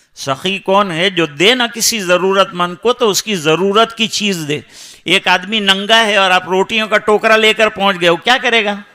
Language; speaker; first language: Urdu; non-native, local second language; Gujarati